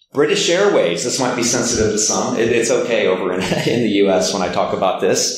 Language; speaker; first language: English; native; English